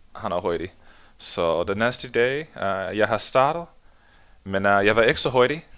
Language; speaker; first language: Danish; non-native, learner; English